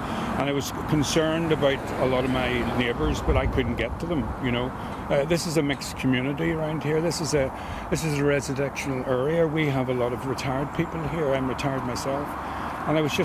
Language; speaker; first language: English; native; English